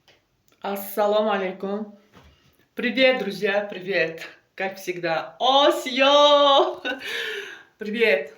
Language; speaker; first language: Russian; non-native, local second language; Uzbek